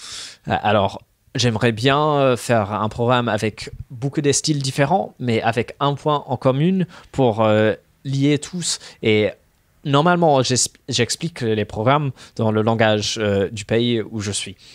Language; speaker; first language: French; non-native, fluent; English